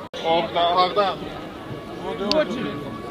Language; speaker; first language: English; non-native, learner; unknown